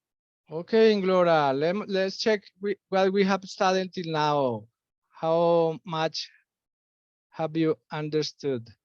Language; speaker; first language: English; non-native, fluent; Spanish